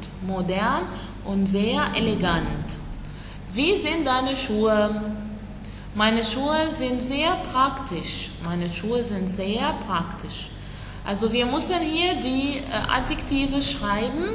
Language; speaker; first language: German; non-native, fluent; Arabic